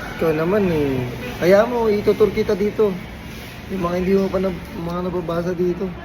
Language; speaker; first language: Filipino; non-native, fluent; Korean